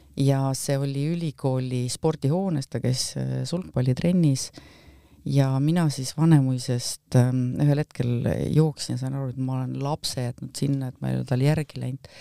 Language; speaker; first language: Estonian; native; Estonian